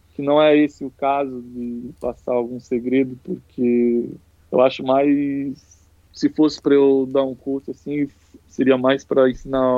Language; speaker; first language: Portuguese; native; Portuguese